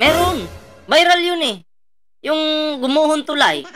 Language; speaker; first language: Filipino; native; Filipino